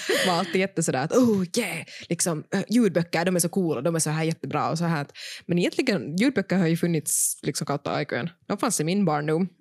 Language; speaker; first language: Swedish; native; Swedish